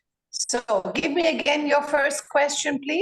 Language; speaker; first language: English; non-native, fluent; Greek